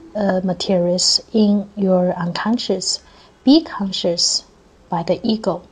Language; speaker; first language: English; non-native, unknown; Chinese